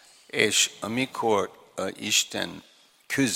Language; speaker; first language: Hungarian; non-native, learner; English